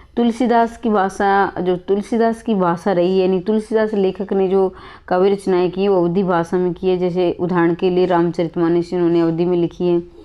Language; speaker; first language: Hindi; native; Hindi